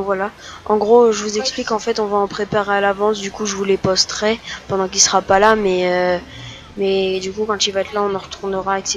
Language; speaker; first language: French; native; French